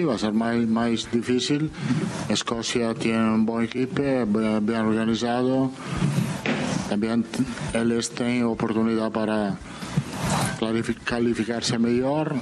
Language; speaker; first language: Portuguese; non-native, fluent; Italian